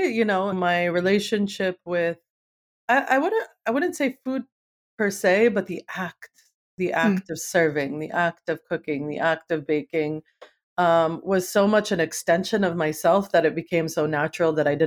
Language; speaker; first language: English; native; English